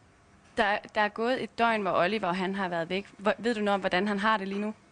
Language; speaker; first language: Danish; native; Danish